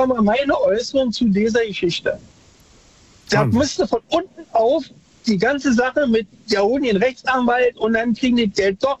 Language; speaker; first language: German; native; German